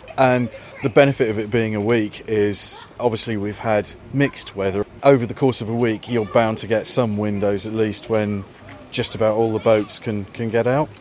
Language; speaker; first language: English; native; English